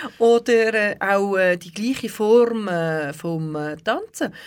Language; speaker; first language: German; early bilingual, other home language; Turkish